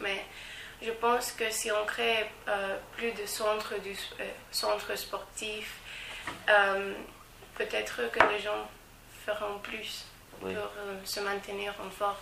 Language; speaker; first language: French; non-native, fluent; English